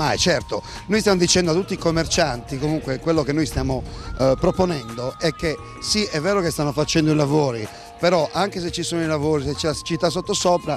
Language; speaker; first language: Italian; native; Italian